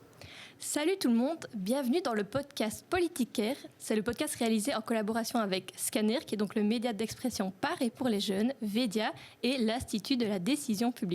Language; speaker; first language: French; native; French